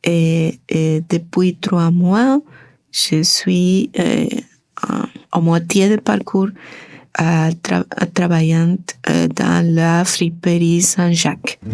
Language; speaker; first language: French; non-native, learner; Spanish